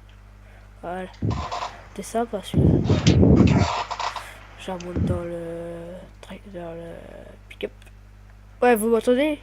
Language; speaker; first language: French; native; French